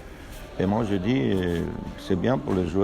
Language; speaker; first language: French; non-native, fluent; Romanian